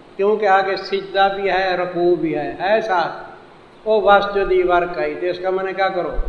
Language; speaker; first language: Urdu; non-native, local second language; Saraiki